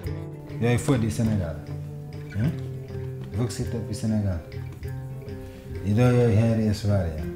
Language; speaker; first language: Swedish; non-native, learner; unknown